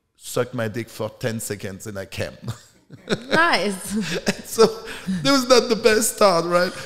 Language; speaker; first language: English; non-native, fluent; French